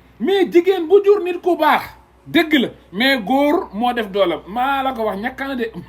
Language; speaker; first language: Wolof; non-native, local second language; Fula